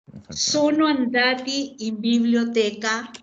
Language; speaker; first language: Italian; non-native, learner; Spanish